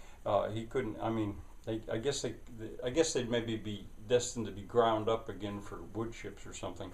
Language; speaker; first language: English; native; English